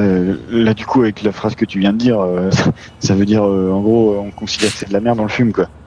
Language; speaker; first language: French; native; French